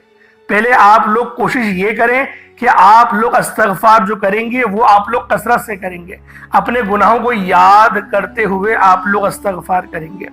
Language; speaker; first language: Urdu; native; Urdu